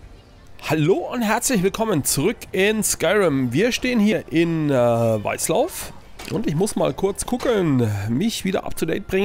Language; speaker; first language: German; native; German